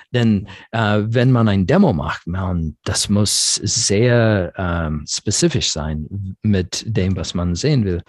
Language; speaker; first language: German; non-native, fluent; English